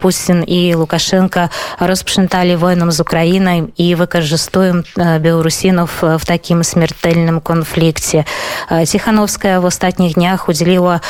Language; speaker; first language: Polish; non-native, fluent; Belarusian